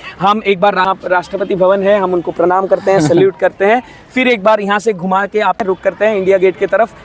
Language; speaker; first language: Hindi; non-native, local second language; Assamese